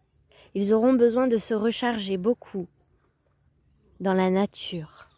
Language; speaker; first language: French; native; French